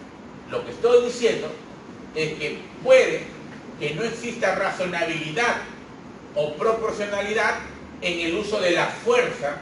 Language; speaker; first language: Spanish; native; Spanish